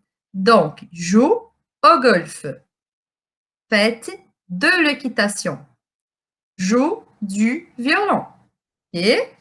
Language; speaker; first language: French; non-native, fluent; Portuguese